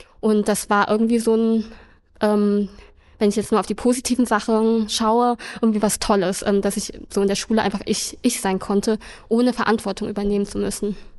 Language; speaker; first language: German; early bilingual, other home language; Vietnamese